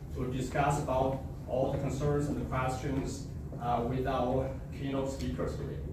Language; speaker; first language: English; non-native, fluent; Chinese